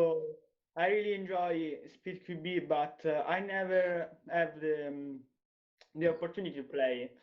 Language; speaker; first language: English; non-native, learner; Italian